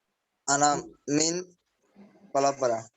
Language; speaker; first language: Arabic; non-native, learner; Bangla